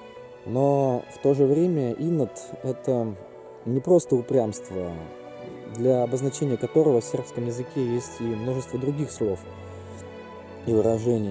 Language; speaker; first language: Russian; native; Russian